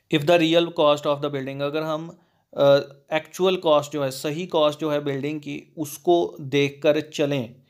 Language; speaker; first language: Hindi; native; Hindi